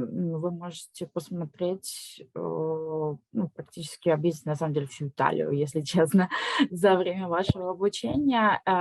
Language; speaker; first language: Russian; native; Russian